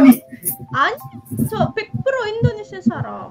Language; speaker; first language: Korean; non-native, learner; Indonesian